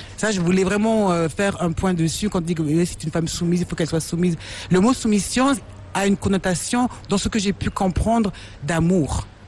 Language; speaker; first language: French; non-native, local second language; Lingala